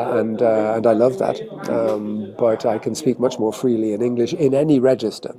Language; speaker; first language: English; native; English